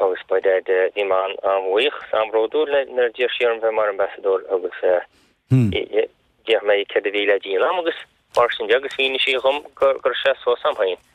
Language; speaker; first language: Irish; native; Irish